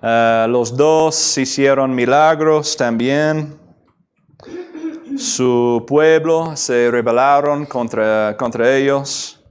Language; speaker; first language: Spanish; non-native, fluent; English